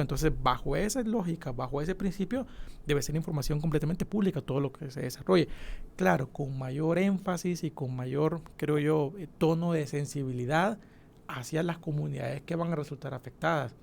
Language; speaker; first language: Spanish; native; Spanish